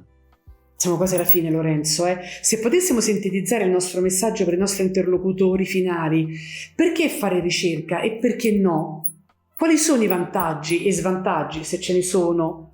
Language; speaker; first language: Italian; native; Italian